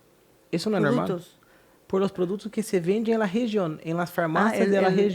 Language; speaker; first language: Spanish; non-native, fluent; Portuguese